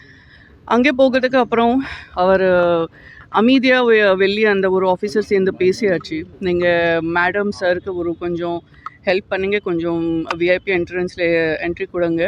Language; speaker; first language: Tamil; non-native, local second language; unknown